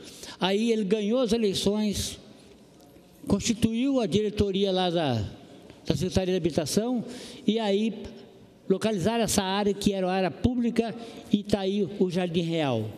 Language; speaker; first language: Portuguese; native; Portuguese